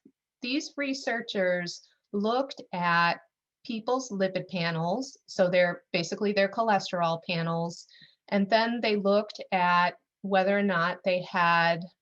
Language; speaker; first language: English; native; English